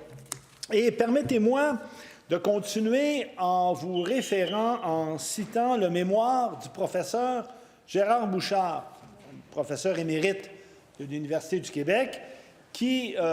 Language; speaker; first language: French; native; French